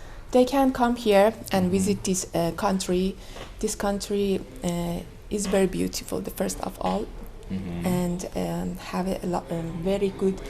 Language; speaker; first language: English; non-native, learner; Persian